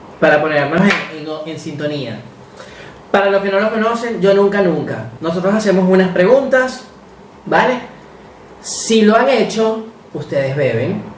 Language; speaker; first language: Spanish; native; Spanish